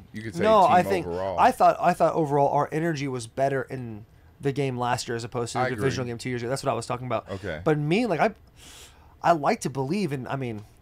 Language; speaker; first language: English; native; English